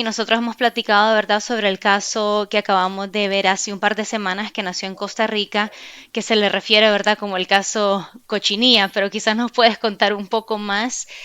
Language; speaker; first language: Spanish; native; Spanish